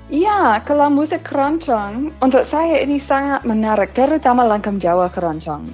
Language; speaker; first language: Indonesian; non-native, fluent; English